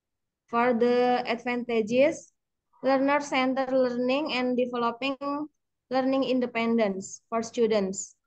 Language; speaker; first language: English; non-native, learner; Indonesian